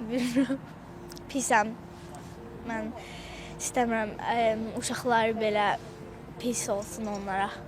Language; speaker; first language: Azerbaijani; early bilingual, heritage; Azerbaijani